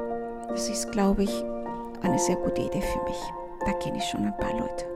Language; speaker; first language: German; non-native, fluent; Spanish